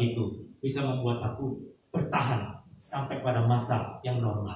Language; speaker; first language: Indonesian; native; Indonesian